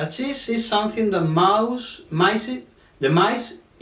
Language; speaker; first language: English; non-native, learner; Spanish